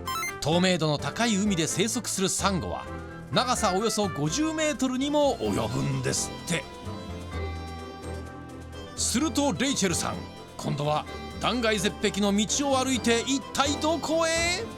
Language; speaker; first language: Japanese; native; Japanese